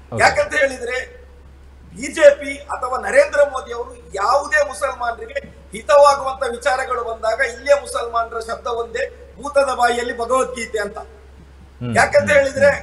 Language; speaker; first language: Kannada; non-native, local second language; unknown